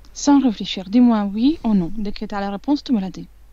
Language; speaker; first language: French; non-native, fluent; Italian